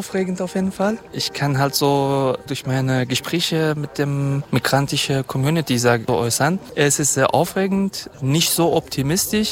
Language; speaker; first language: German; non-native, fluent; Kurdish